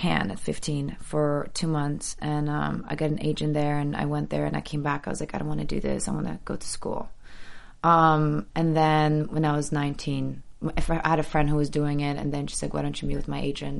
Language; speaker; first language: English; early bilingual, other home language; Polish